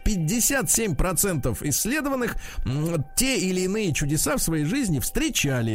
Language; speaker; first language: Russian; native; Russian